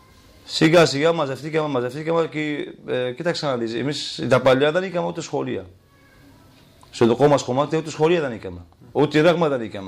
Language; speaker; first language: Greek; non-native, learner; Kurdish